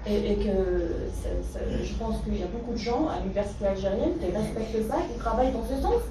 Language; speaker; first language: French; non-native, local second language; Arabic